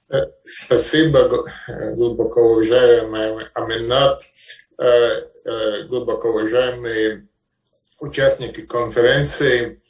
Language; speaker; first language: Russian; non-native, fluent; Latvian